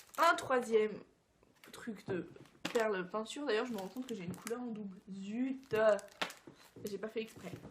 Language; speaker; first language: French; early bilingual, other home language; Portuguese